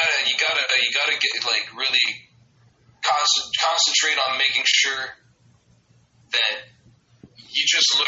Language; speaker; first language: English; non-native, fluent; French